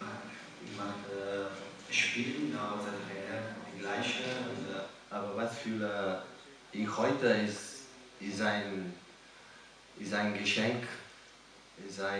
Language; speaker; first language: German; non-native, learner; Spanish